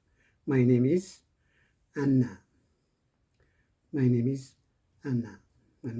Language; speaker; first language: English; non-native, fluent; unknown